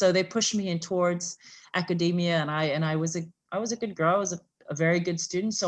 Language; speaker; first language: English; native; English